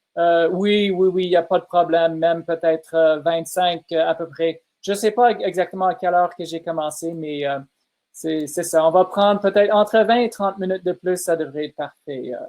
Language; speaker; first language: French; non-native, fluent; English